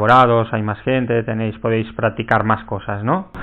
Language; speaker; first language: Spanish; native; Spanish